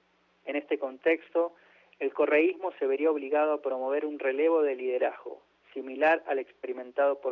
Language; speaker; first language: Spanish; native; Spanish